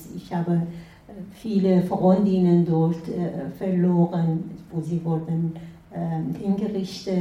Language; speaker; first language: German; non-native, fluent; Persian